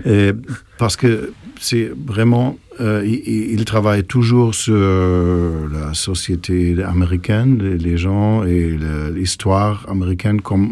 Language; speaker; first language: French; non-native, fluent; German